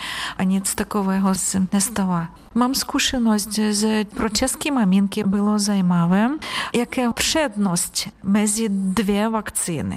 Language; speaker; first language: Czech; non-native, learner; Ukrainian